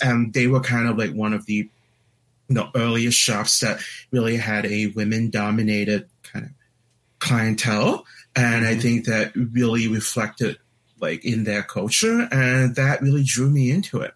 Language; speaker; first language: English; non-native, local second language; Cantonese